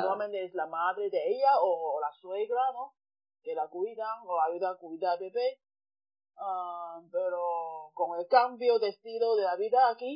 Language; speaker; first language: Spanish; non-native, fluent; Chinese